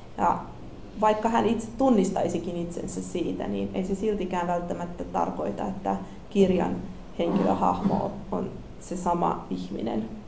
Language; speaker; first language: Finnish; early bilingual, other home language; Russian